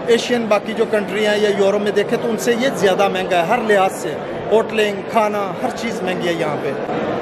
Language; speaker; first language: Urdu; non-native, local second language; Punjabi